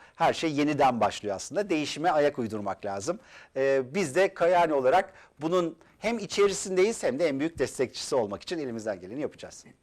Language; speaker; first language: Turkish; native; Turkish